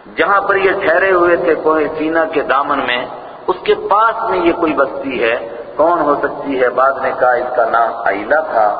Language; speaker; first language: Urdu; non-native, local second language; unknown